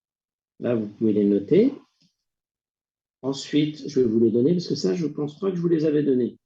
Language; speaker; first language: French; native; French